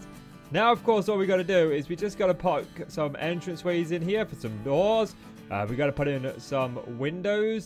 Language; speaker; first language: English; native; English